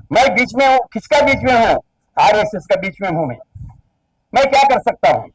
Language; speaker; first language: Hindi; non-native, local second language; Telugu